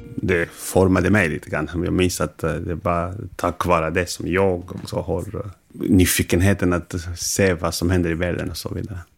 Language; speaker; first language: Swedish; non-native, fluent; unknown